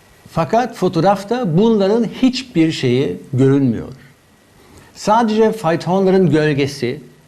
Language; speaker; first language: Turkish; non-native, fluent; German